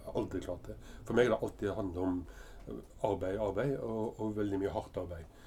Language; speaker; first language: Norwegian; early bilingual, heritage; Norwegian